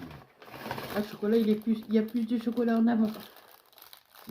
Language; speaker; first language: French; native; French